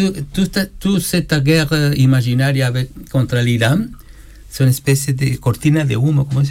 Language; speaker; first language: French; non-native, learner; Spanish